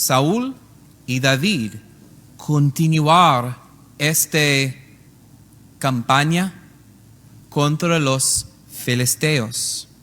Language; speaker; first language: Spanish; non-native, learner; English